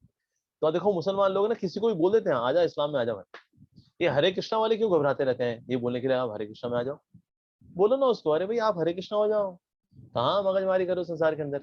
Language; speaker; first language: Hindi; native; Hindi